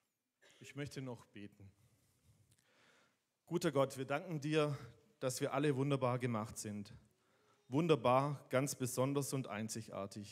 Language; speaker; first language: German; native; German